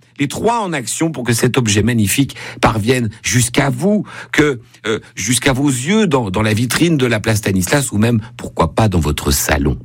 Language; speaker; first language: French; native; French